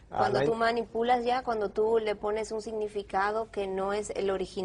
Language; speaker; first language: Spanish; native; Spanish